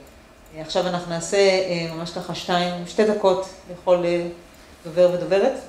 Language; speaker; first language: Hebrew; native; Hebrew